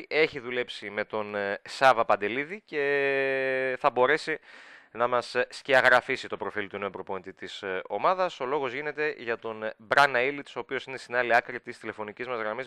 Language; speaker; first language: Greek; native; Greek